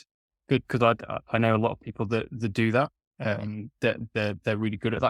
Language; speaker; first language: English; native; English